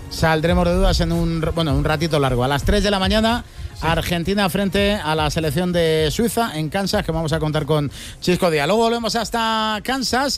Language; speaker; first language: Spanish; native; Spanish